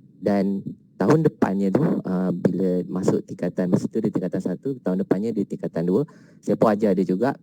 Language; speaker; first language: Malay; native; Malay